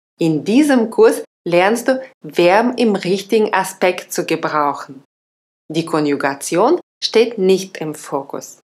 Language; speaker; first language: German; non-native, fluent; Russian